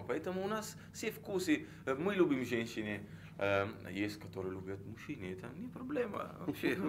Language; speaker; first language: Russian; non-native, learner; Italian